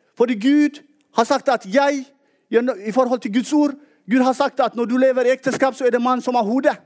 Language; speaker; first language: Norwegian; non-native, fluent; Tigrinya